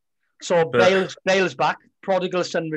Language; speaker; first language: English; native; English